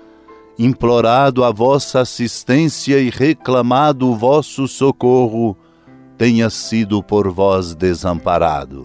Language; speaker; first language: Portuguese; native; Portuguese